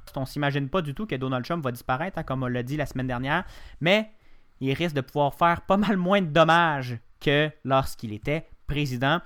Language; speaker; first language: French; native; French